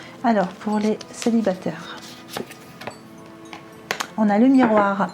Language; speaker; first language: French; native; French